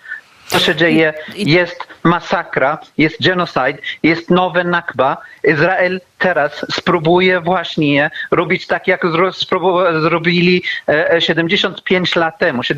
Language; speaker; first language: Polish; non-native, fluent; Arabic